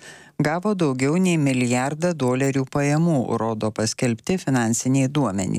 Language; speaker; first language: Lithuanian; native; Lithuanian